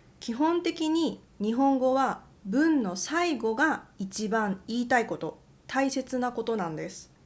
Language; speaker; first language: Japanese; native; Japanese